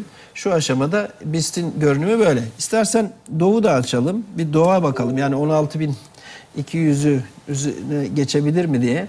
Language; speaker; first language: Turkish; native; Turkish